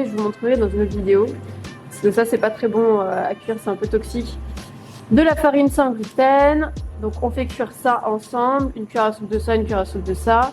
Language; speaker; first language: French; native; French